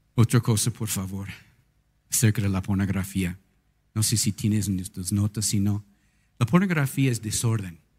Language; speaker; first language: Spanish; non-native, fluent; English